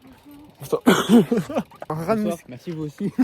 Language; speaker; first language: French; native; French